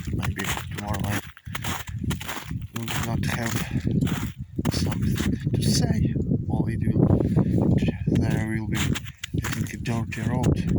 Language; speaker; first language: English; non-native, learner; Ukrainian